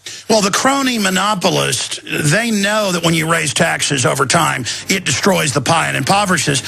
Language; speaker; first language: English; native; English